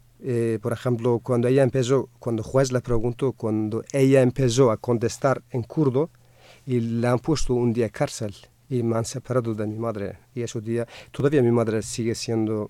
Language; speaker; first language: Spanish; non-native, fluent; Kurdish